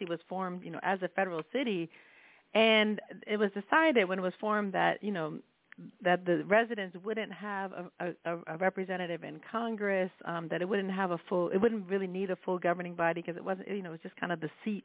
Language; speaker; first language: English; native; English